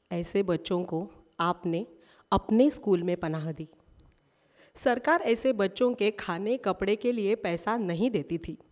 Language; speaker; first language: Hindi; non-native, local second language; Marathi